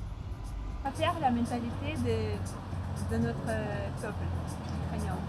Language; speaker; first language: French; non-native, fluent; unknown